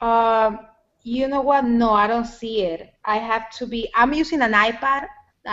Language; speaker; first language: English; non-native, learner; Spanish